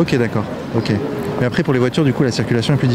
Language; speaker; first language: French; native; French